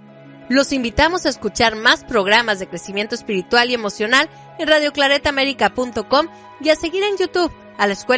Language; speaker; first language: Spanish; native; Spanish